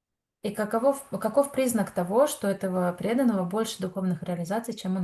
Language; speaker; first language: Russian; native; Russian